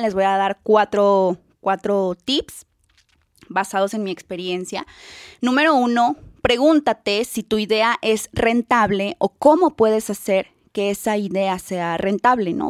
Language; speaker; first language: Spanish; native; Spanish